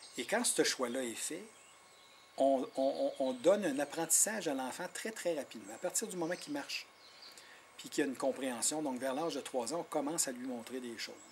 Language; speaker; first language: French; non-native, local second language; Innu-aimun